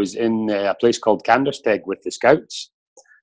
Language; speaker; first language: English; native; English